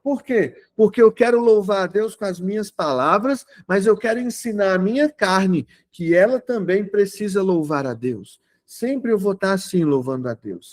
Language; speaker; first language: Portuguese; native; Portuguese